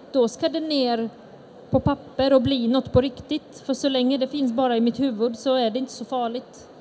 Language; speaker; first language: Swedish; early bilingual, other home language; Bosnian